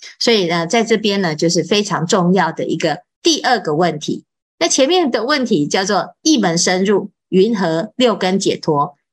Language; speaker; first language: Chinese; native; Chinese